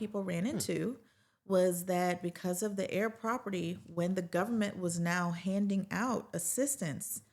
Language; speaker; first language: English; native; English